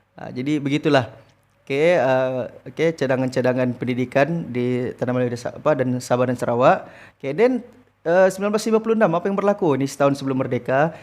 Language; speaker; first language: Malay; native; Malay